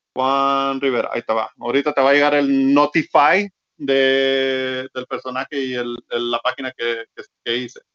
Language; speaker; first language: Spanish; early bilingual, heritage; Spanish